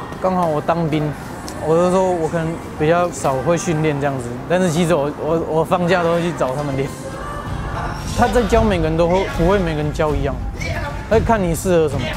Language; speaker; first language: Chinese; native; Chinese